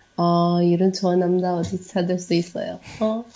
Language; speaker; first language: Korean; non-native, learner; Chinese